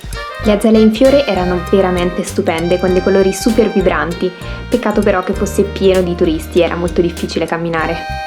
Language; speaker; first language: Italian; native; Italian